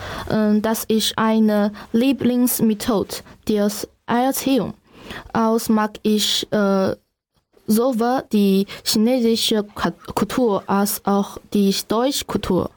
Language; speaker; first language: German; non-native, learner; Chinese